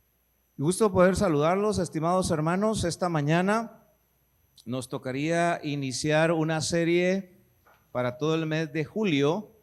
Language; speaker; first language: Spanish; native; Spanish